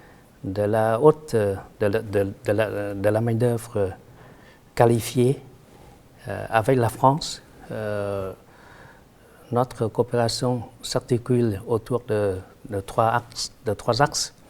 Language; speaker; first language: French; non-native, fluent; Vietnamese